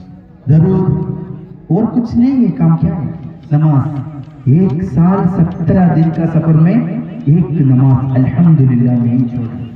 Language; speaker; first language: Hindi; non-native, local second language; Malayalam